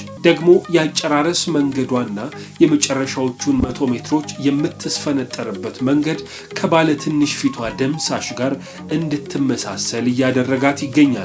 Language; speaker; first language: Amharic; native; Amharic